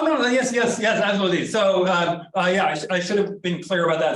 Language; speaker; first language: English; non-native, fluent; Norwegian